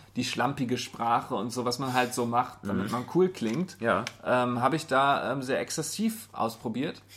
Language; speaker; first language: German; native; German